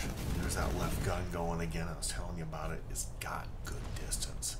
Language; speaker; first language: English; native; English